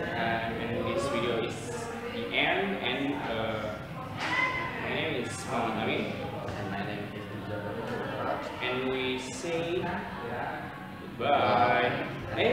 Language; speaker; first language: English; non-native, learner; Indonesian